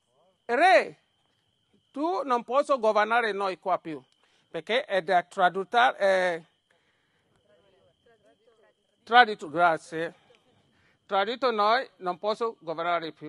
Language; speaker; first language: Italian; non-native, learner; Yoruba